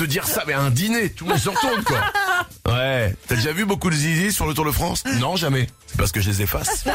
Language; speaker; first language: French; native; French